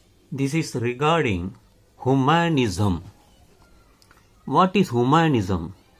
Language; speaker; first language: English; non-native, local second language; Tamil